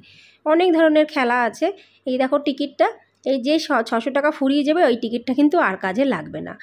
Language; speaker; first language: Bangla; native; Bangla